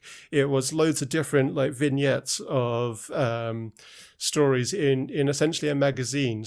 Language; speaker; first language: English; native; English